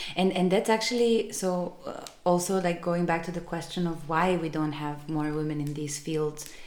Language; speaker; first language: English; non-native, fluent; Serbian